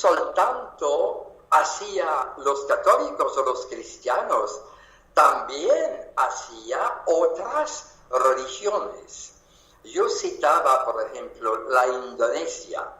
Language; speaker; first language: Spanish; non-native, fluent; French